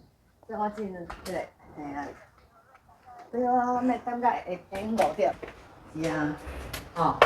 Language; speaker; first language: Chinese; native; Chinese